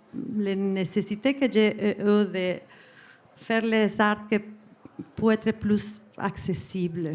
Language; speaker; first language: French; non-native, fluent; Spanish